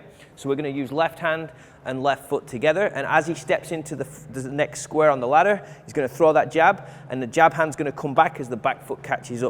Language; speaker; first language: English; native; English